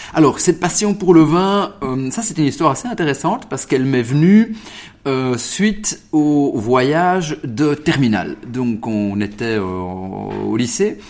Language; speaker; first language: French; early bilingual, other home language; Italian